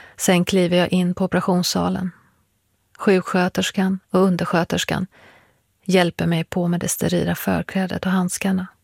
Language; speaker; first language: Swedish; early bilingual, other home language; Persian